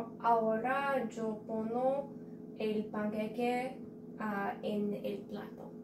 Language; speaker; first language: Spanish; non-native, learner; English